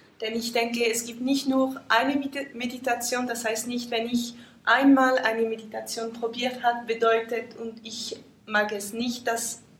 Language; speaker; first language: German; non-native, fluent; French